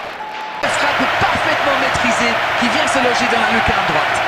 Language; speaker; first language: French; native; French